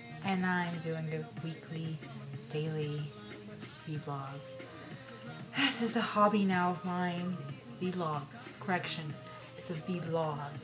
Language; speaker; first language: English; early bilingual, other home language; Spanish